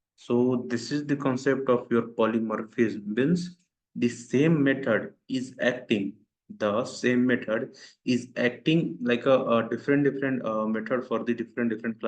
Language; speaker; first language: English; non-native, local second language; Hindi